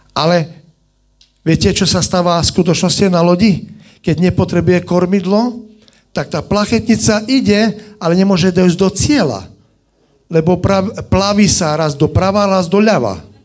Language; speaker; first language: Slovak; native; Slovak